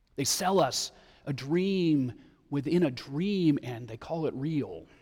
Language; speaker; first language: English; native; English